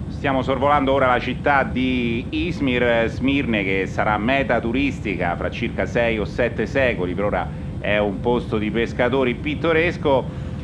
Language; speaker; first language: Italian; native; Italian